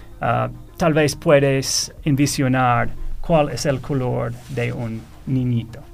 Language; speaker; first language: Spanish; non-native, fluent; English